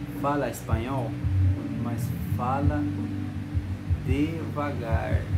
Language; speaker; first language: Portuguese; non-native, fluent; Spanish